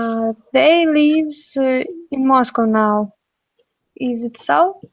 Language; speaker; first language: English; non-native, learner; Russian